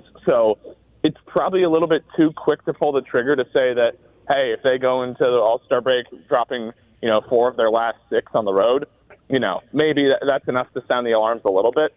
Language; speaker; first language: English; native; English